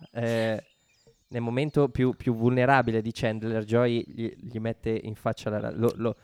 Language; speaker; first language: Italian; native; Italian